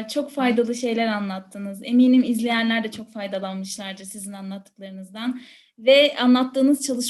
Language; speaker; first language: Turkish; native; Turkish